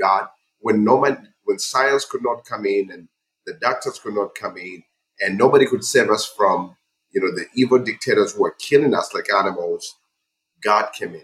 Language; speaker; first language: English; non-native, local second language; Ganda